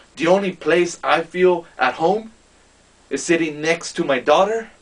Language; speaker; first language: English; native; English